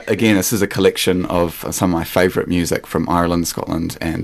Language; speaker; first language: English; native; English